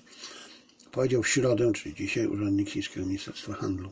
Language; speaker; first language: Polish; native; Polish